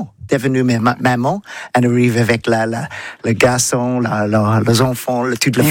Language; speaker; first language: French; non-native, learner; English